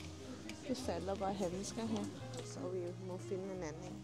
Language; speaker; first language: Danish; non-native, learner; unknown